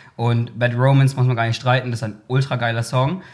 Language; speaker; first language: German; native; German